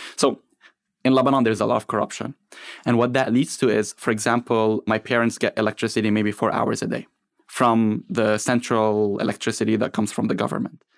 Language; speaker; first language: English; non-native, fluent; Arabic